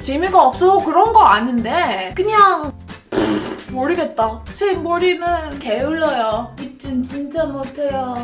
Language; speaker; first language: Korean; non-native, fluent; English